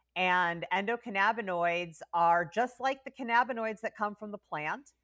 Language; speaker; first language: English; native; English